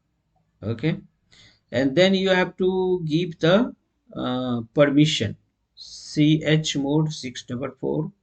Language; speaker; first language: English; non-native, local second language; Hindi